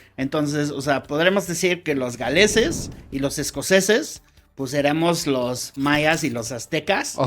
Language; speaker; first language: Spanish; non-native, fluent; English